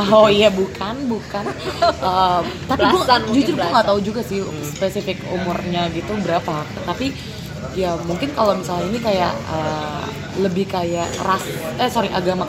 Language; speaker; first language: Indonesian; native; Indonesian